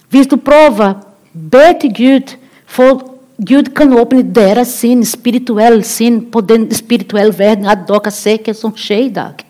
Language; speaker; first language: Norwegian; non-native, learner; Portuguese